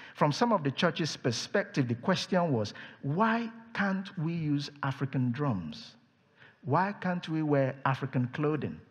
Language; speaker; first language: English; non-native, local second language; Yoruba